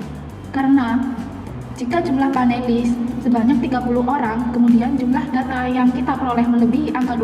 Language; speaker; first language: Indonesian; native; Indonesian